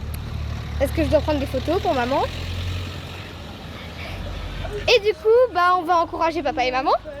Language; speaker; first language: French; native; French